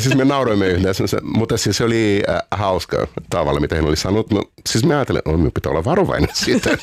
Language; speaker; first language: Finnish; non-native, fluent; Portuguese